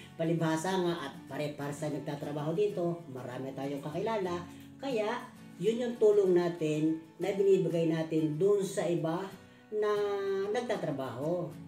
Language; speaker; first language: Filipino; native; Filipino